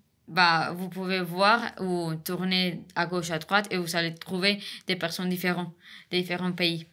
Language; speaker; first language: French; non-native, fluent; Spanish